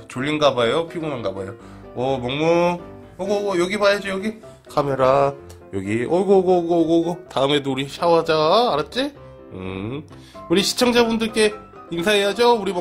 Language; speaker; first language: Korean; native; Korean